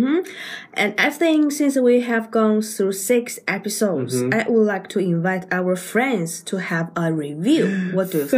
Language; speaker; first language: English; non-native, fluent; Chinese